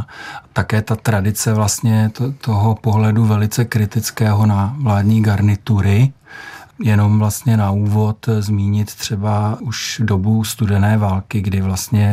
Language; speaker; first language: Czech; native; Czech